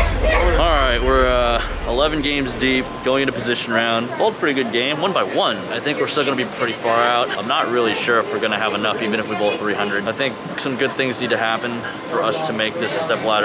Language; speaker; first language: English; native; English